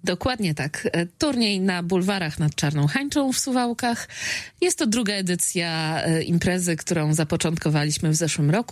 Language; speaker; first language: Polish; native; Polish